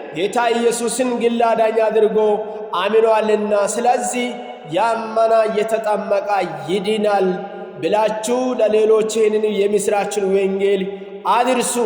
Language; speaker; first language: Amharic; non-native, local second language; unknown